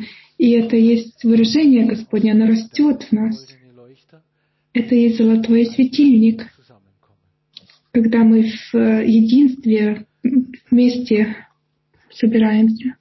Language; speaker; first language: Russian; non-native, fluent; German